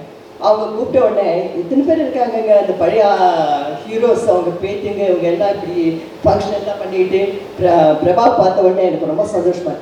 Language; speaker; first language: Tamil; non-native, local second language; Telugu